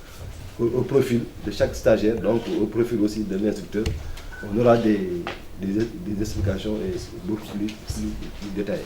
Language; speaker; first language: French; non-native, local second language; Wolof